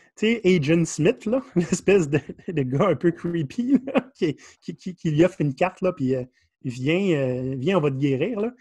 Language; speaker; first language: French; native; French